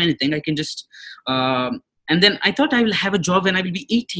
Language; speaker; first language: English; non-native, local second language; Marwari